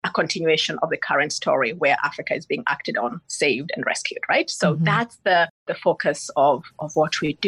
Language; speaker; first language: English; non-native, local second language; Gusii